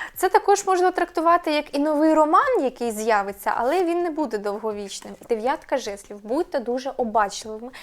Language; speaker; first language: Ukrainian; non-native, local second language; Russian